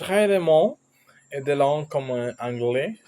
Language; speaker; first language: French; non-native, learner; Spanish